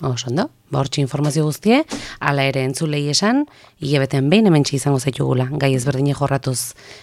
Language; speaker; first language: Basque; native; Basque